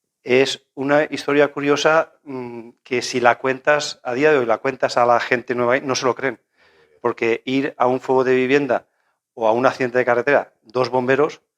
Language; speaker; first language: Spanish; native; Spanish